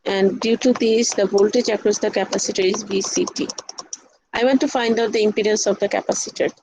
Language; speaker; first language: English; non-native, local second language; Bangla